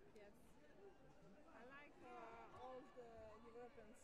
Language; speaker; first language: English; non-native, learner; Russian